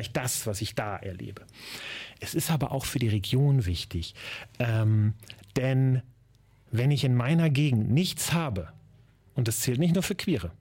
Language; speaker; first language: German; native; German